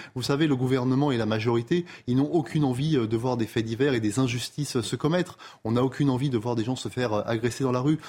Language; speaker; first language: French; native; French